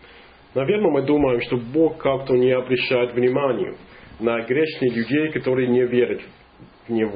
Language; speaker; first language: Russian; non-native, fluent; English